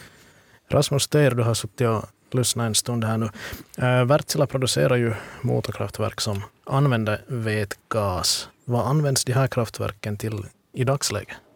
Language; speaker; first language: Swedish; native; Swedish